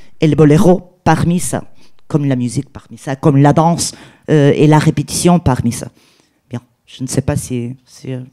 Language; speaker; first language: French; non-native, learner; Portuguese